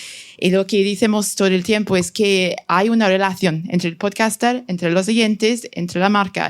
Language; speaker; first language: Spanish; non-native, fluent; French